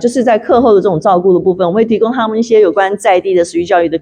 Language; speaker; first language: Chinese; native; Chinese